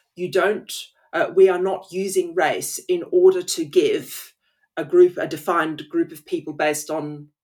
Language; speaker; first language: English; native; English